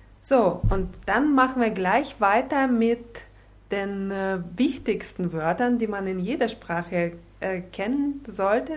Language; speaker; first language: German; non-native, fluent; Russian